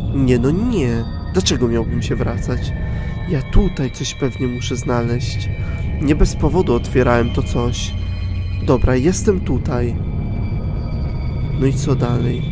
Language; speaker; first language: Polish; native; Polish